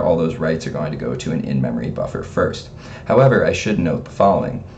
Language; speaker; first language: English; native; English